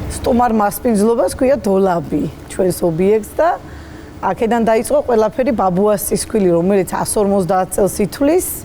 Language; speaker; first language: Georgian; native; Georgian